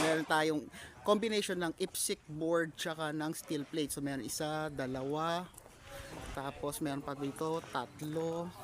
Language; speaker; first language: Filipino; native; Filipino